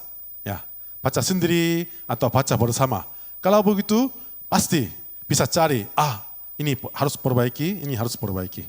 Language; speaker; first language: Indonesian; non-native, learner; Korean